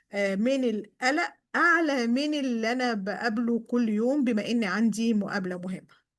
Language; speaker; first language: Arabic; native; Arabic